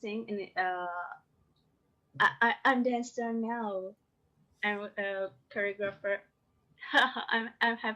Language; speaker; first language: English; non-native, learner; Persian